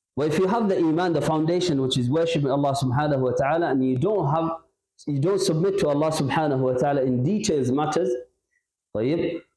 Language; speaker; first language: English; non-native, local second language; Bangla